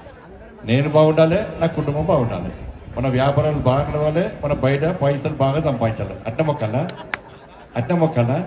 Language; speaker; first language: Telugu; native; Telugu